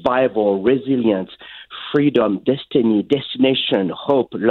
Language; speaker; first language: English; non-native, fluent; French